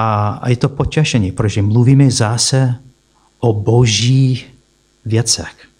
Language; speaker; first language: Czech; non-native, fluent; English